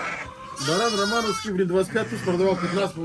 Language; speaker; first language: Russian; native; Russian